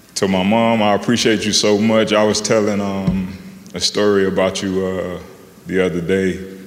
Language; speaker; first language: English; native; English